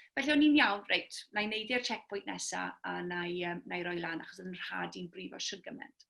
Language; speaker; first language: Welsh; native; Welsh